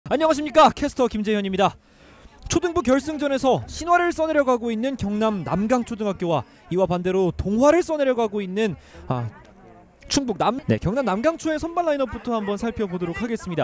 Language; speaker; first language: Korean; native; Korean